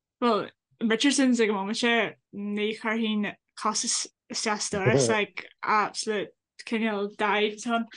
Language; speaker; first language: Irish; non-native, local second language; English